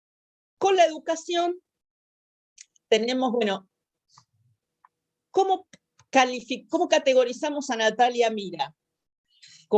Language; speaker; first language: Spanish; native; Spanish